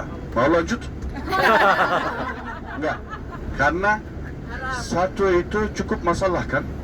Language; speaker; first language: Indonesian; non-native, fluent; Turkish